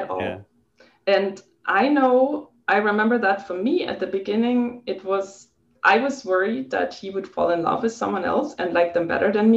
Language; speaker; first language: English; non-native, fluent; German